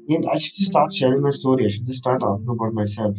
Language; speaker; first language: English; non-native, local second language; Malayalam